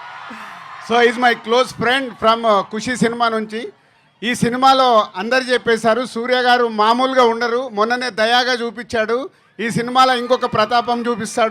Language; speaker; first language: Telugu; native; Telugu